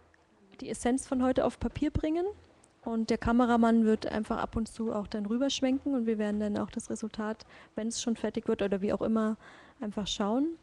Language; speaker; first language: German; native; German